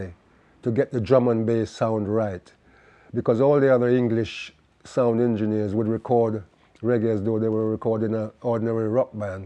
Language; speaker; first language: English; non-native, local second language; Jamaican Creole English